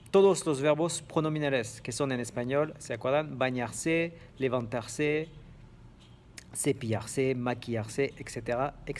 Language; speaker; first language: Spanish; non-native, fluent; French